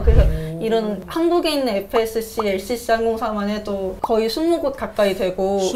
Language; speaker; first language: Korean; native; Korean